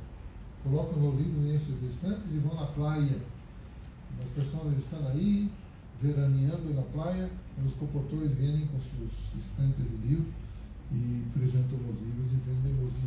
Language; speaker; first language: Spanish; non-native, fluent; Portuguese